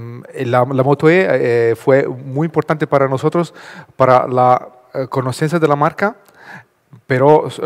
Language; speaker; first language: Spanish; non-native, learner; Italian